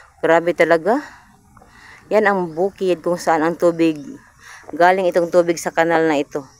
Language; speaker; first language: Filipino; non-native, local second language; Cebuano